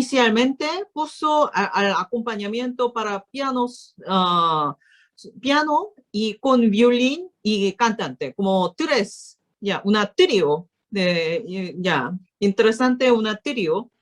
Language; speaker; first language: Spanish; non-native, learner; Korean